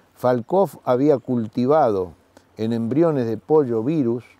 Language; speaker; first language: Spanish; native; Spanish